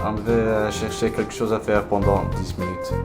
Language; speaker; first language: French; non-native, learner; English